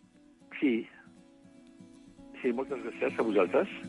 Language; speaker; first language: Catalan; non-native, fluent; French